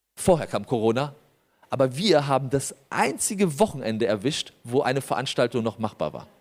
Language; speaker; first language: German; early bilingual, other home language; Polish